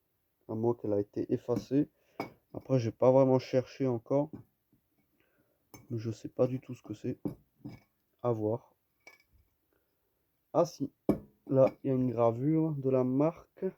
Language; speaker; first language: French; native; French